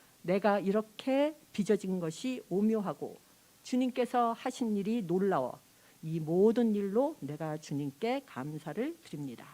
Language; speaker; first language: Korean; native; Korean